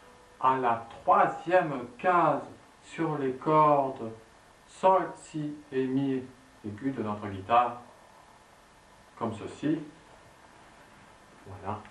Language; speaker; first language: French; native; French